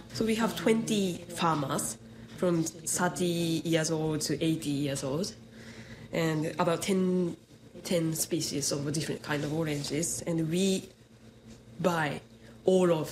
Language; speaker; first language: English; non-native, fluent; Japanese